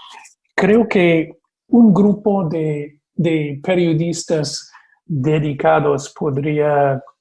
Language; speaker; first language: Spanish; non-native, fluent; English